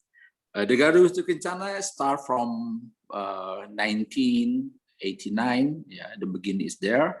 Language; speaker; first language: English; non-native, learner; Indonesian